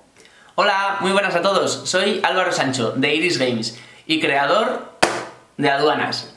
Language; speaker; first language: Spanish; native; Spanish